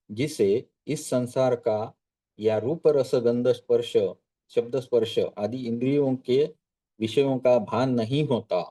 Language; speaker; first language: Hindi; non-native, local second language; Marathi